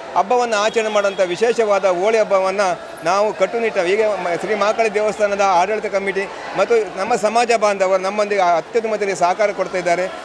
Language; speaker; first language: Kannada; non-native, local second language; Konkani